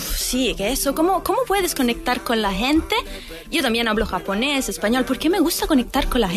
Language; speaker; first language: Spanish; non-native, fluent; Italian